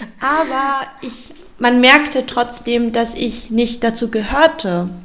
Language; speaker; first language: German; early bilingual, other home language; Vietnamese